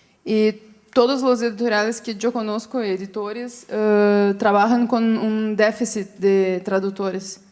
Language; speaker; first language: Spanish; non-native, fluent; Portuguese